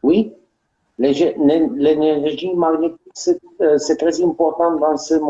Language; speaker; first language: French; non-native, learner; Romanian